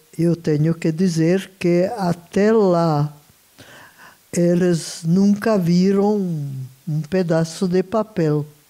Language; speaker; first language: Portuguese; non-native, fluent; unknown